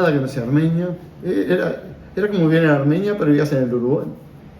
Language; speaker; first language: Spanish; native; Spanish